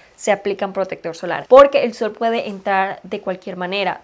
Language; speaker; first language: Spanish; non-native, fluent; Chinese